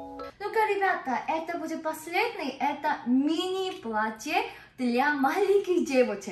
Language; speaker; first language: Russian; non-native, fluent; Korean